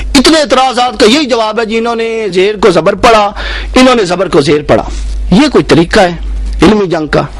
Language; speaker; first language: Urdu; native; Urdu